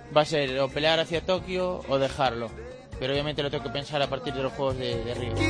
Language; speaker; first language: Spanish; native; Spanish